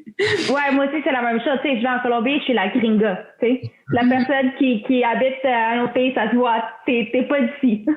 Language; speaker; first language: French; early bilingual, other home language; Spanish